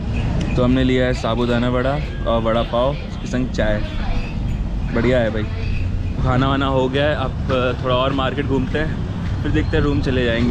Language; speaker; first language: Hindi; native; Hindi